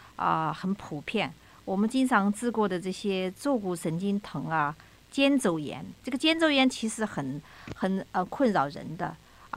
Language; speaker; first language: Chinese; native; Chinese